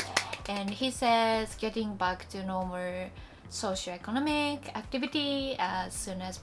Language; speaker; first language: English; non-native, learner; Japanese